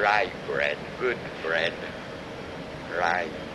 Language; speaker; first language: English; non-native, learner; Japanese